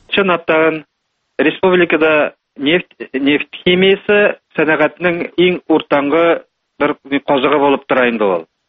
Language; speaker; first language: Tatar; native; Tatar